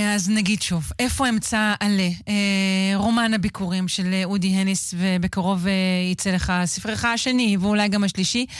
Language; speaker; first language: Hebrew; native; Hebrew